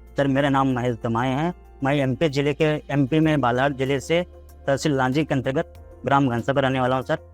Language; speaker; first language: Hindi; native; Hindi